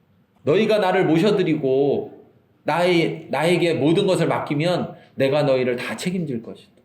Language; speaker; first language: Korean; native; Korean